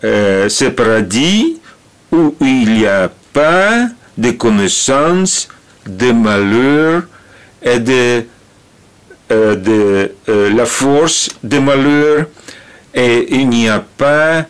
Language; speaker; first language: French; non-native, learner; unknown